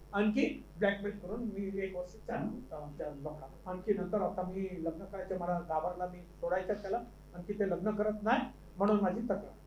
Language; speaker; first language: Marathi; non-native, local second language; Urdu